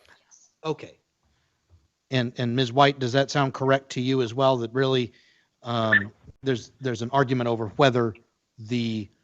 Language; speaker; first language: English; native; English